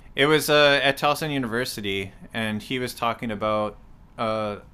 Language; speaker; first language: English; native; English